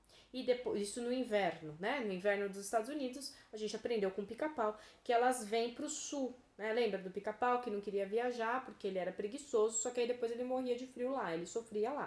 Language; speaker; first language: Portuguese; native; Portuguese